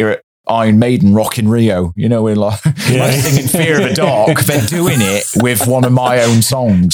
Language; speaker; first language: English; native; English